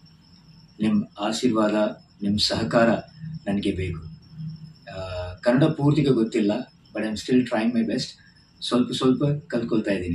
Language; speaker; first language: Kannada; non-native, learner; Tamil